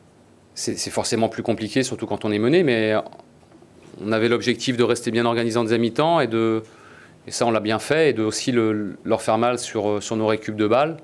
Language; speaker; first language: French; native; French